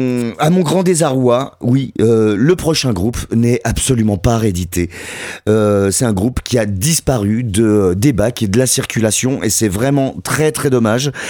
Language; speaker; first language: French; native; French